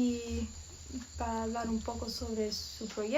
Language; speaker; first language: Spanish; non-native, learner; English